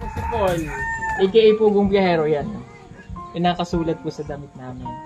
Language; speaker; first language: Filipino; native; Filipino